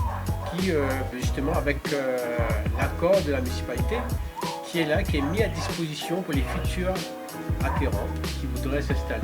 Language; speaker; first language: French; native; French